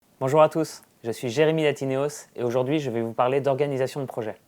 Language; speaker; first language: French; native; French